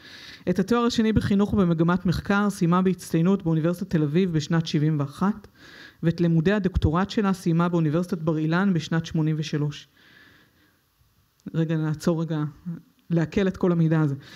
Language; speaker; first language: Hebrew; native; Hebrew